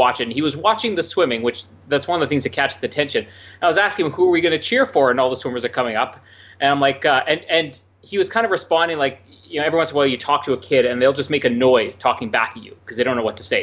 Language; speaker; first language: English; native; English